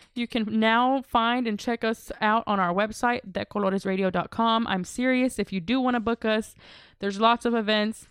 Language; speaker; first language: English; native; English